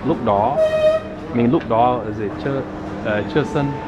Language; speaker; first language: Vietnamese; non-native, learner; English